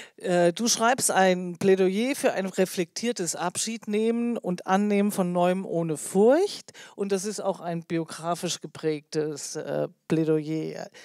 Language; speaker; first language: German; native; German